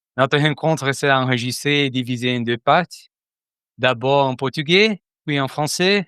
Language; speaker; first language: French; non-native, fluent; Portuguese